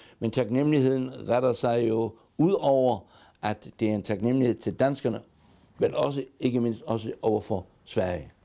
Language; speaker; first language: Danish; non-native, local second language; German